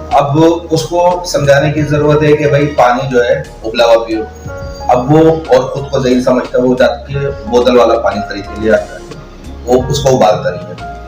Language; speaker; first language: Urdu; native; Urdu